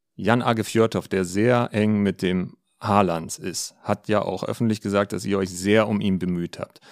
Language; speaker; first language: German; native; German